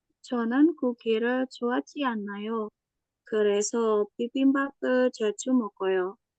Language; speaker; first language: Korean; non-native, learner; Indonesian